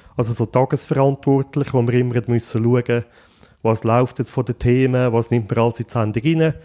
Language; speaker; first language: German; native; German